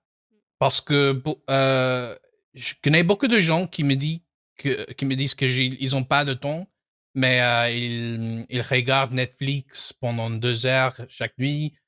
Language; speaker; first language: French; non-native, fluent; English